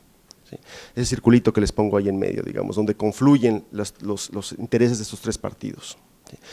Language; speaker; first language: Spanish; native; Spanish